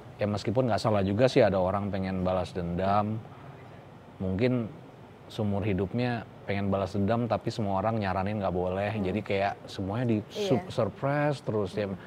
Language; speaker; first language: Indonesian; native; Indonesian